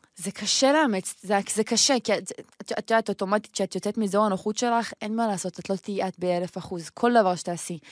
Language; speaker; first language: Hebrew; native; Hebrew